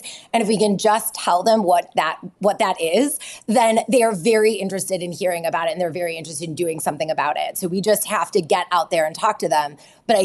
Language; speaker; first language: English; native; English